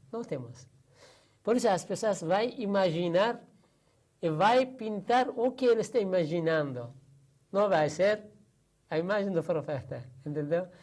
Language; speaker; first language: Portuguese; non-native, learner; Persian